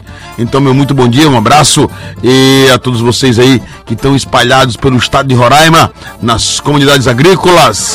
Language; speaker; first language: Portuguese; native; Portuguese